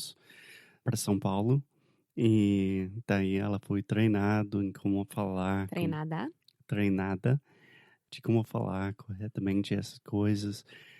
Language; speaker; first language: Portuguese; non-native, fluent; English